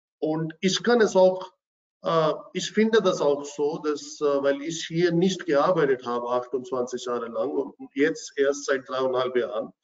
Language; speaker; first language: German; non-native, fluent; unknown